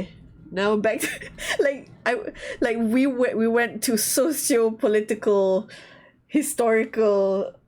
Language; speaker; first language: English; non-native, learner; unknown